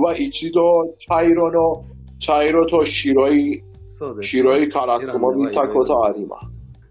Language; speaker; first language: Japanese; non-native, learner; Persian